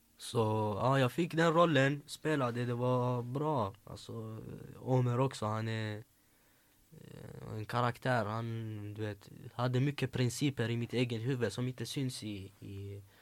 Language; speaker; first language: Swedish; early bilingual, other home language; Arabic